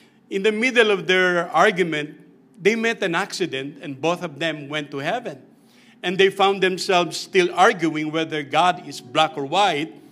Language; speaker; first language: English; non-native, local second language; Filipino